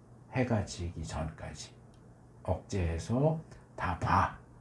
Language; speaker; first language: Korean; native; Korean